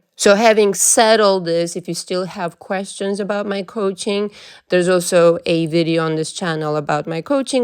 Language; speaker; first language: English; non-native, fluent; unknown